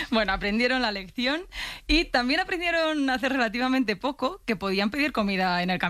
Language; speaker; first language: Spanish; native; Spanish